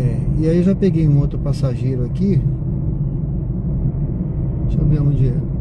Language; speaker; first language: Portuguese; native; Portuguese